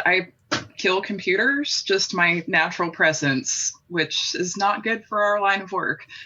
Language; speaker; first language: English; native; English